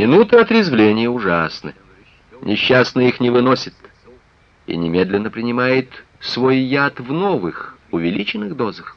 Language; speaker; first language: Russian; native; Russian